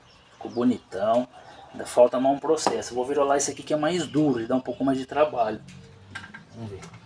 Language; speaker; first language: Portuguese; native; Portuguese